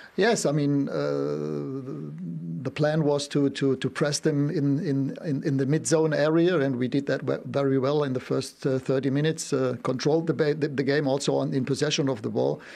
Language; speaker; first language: English; non-native, fluent; German